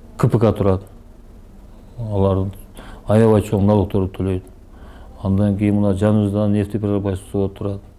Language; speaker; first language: Kyrgyz; native; Kyrgyz